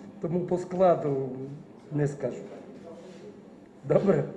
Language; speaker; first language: Ukrainian; non-native, local second language; Russian